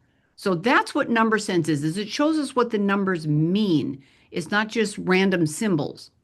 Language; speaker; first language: English; native; English